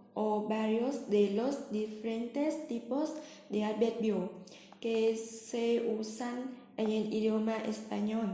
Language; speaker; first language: Spanish; non-native, learner; Vietnamese